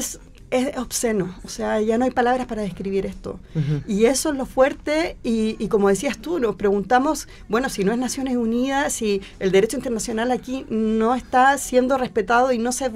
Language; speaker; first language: Spanish; native; Spanish